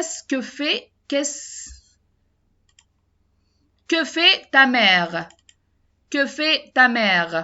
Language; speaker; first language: French; non-native, learner; Arabic